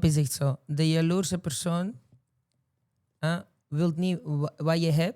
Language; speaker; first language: Dutch; non-native, fluent; Spanish